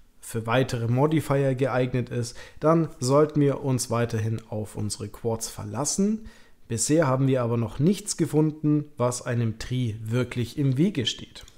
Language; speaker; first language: German; native; German